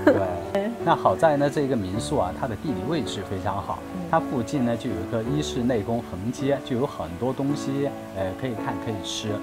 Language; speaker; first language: Chinese; native; Chinese